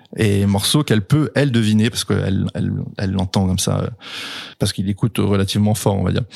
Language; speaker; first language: French; native; French